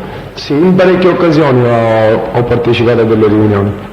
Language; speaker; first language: Italian; native; Italian